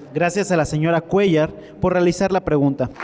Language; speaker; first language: Spanish; native; Spanish